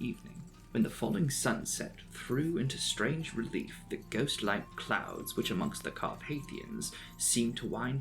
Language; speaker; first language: English; native; English